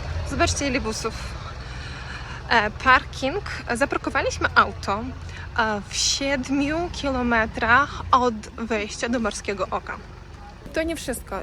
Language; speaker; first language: Polish; non-native, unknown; Russian